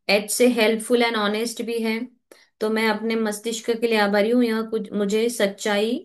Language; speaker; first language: Hindi; non-native, local second language; Marathi